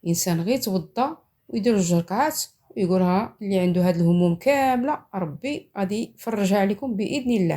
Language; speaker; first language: Arabic; native; Arabic